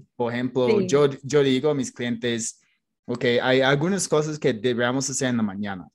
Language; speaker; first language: Spanish; non-native, fluent; English